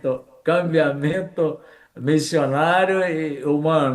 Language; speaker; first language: Italian; non-native, fluent; Portuguese